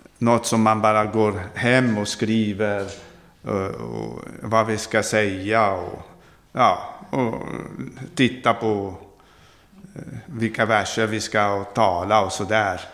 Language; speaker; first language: Swedish; non-native, fluent; Arabic